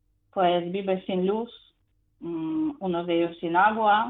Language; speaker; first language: Spanish; non-native, fluent; Ukrainian